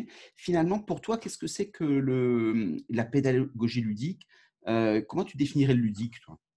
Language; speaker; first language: French; native; French